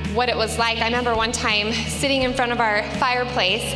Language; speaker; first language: English; native; English